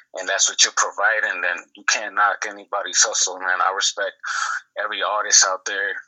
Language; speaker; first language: English; native; English